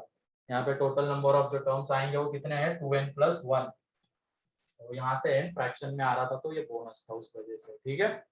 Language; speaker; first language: Hindi; native; Hindi